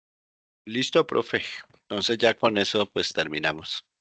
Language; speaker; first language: Spanish; native; Spanish